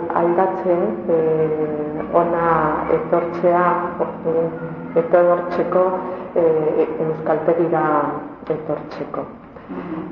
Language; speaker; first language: Basque; non-native, local second language; Spanish